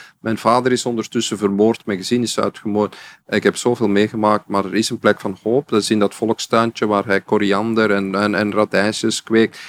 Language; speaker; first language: Dutch; native; Dutch